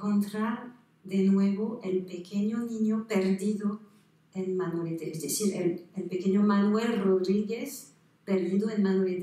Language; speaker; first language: Spanish; non-native, fluent; French